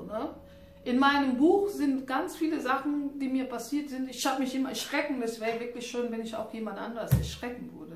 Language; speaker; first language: German; non-native, fluent; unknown